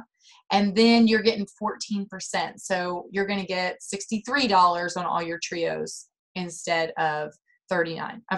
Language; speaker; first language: English; native; English